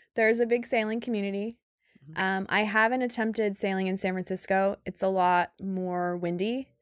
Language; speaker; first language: English; native; English